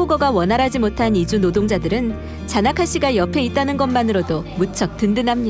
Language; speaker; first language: Korean; native; Korean